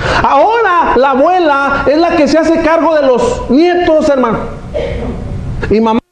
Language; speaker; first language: Spanish; native; Spanish